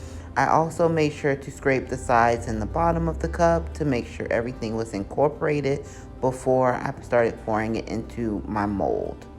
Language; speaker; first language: English; native; English